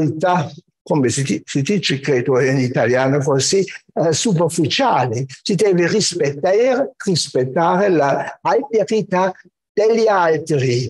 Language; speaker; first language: Italian; non-native, fluent; German